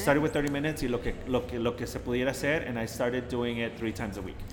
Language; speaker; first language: English; early bilingual, other home language; Spanish